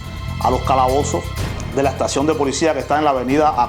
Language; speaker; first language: Spanish; native; Spanish